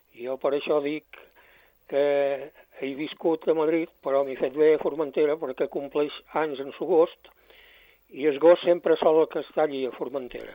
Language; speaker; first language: Catalan; native; Catalan